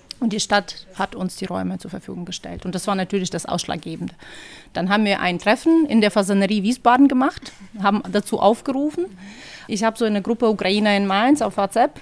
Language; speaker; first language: German; non-native, fluent; Ukrainian